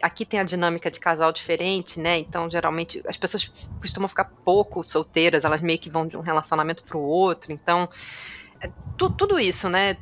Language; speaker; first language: Portuguese; native; Portuguese